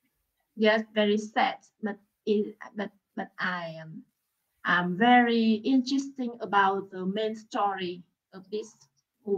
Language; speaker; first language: English; non-native, learner; Vietnamese